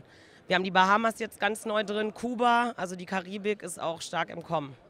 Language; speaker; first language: German; native; German